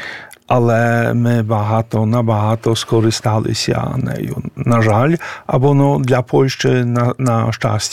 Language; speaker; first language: Ukrainian; non-native, fluent; Polish